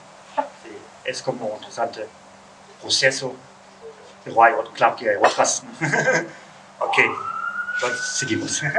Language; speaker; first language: Spanish; non-native, learner; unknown